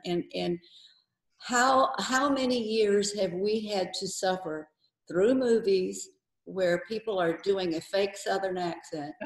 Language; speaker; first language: English; native; English